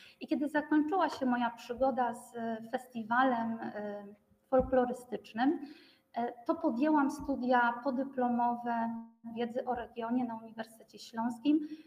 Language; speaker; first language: Polish; native; Polish